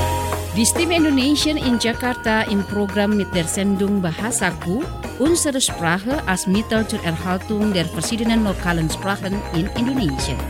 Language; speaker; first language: German; non-native, fluent; Indonesian